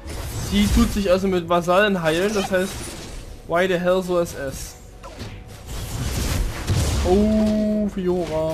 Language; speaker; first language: German; native; German